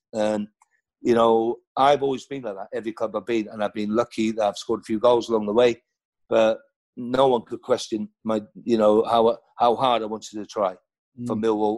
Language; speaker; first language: English; non-native, local second language; Welsh